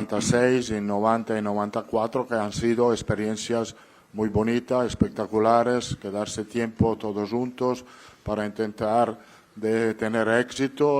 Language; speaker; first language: Spanish; non-native, fluent; Italian